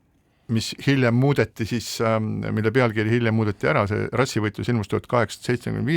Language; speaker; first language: Estonian; native; Estonian